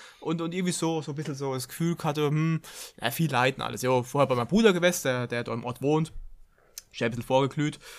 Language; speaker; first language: German; native; German